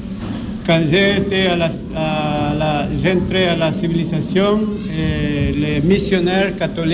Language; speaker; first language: French; non-native, learner; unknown